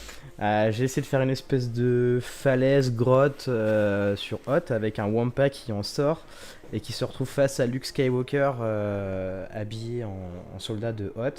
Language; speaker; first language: French; native; French